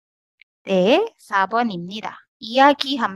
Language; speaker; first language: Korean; non-native, fluent; Indonesian